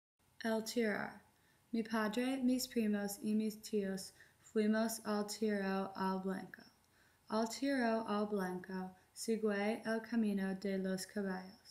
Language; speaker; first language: Spanish; non-native, learner; English